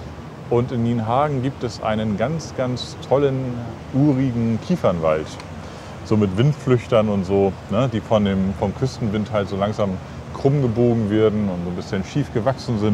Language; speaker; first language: German; native; German